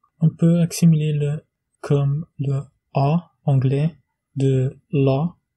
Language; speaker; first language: French; non-native, fluent; Portuguese